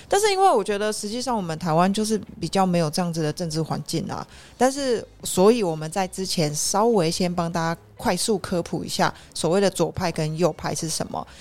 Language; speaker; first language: Chinese; native; Chinese